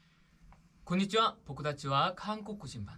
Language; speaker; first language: Japanese; non-native, learner; Korean